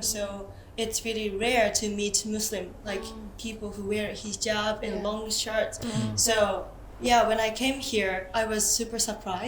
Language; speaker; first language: English; non-native, fluent; Japanese